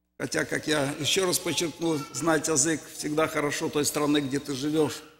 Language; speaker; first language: Russian; native; Russian